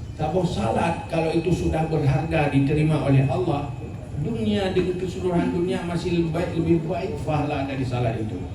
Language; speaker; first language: Malay; non-native, local second language; Achinese